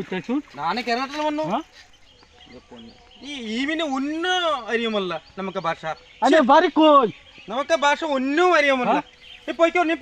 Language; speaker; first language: Malayalam; non-native, learner; Bangla